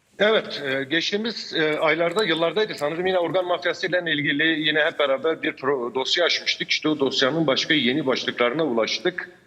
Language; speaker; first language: Turkish; native; Turkish